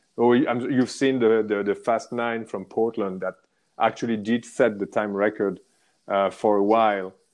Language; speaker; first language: English; non-native, fluent; French